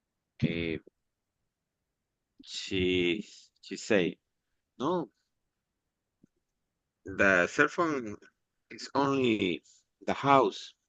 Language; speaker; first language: English; non-native, learner; Spanish